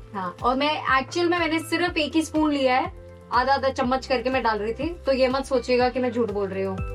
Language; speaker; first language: Hindi; non-native, local second language; Tamil